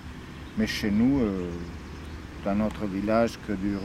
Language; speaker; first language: French; non-native, fluent; Serbian